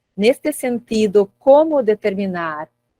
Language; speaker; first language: Spanish; non-native, learner; Portuguese